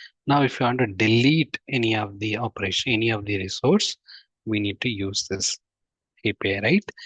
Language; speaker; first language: English; non-native, local second language; Telugu